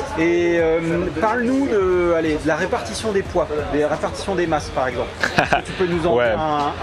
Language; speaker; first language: French; native; French